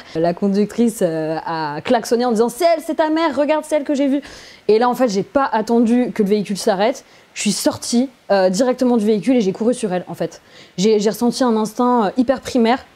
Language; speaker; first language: French; native; French